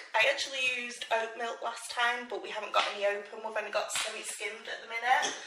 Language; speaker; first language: English; native; English